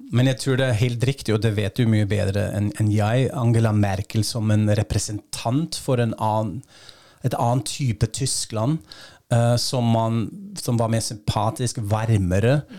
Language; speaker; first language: Norwegian; non-native, fluent; German